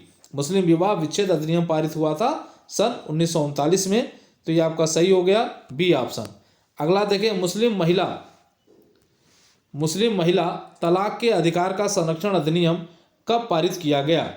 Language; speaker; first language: Hindi; native; Hindi